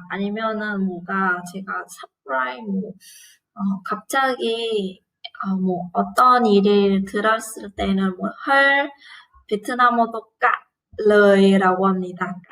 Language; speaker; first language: Korean; non-native, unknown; Vietnamese